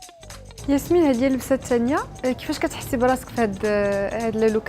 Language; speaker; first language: Arabic; native; Arabic